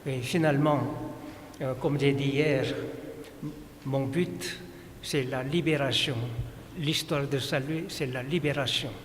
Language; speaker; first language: French; non-native, fluent; Korean